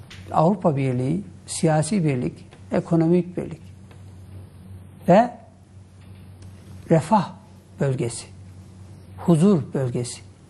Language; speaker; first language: Turkish; non-native, local second language; Kurdish